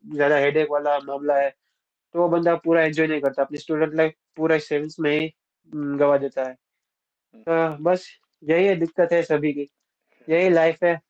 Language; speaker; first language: Hindi; non-native, local second language; Gujarati